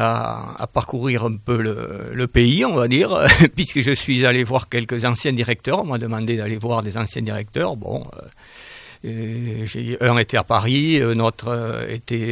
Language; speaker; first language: French; native; French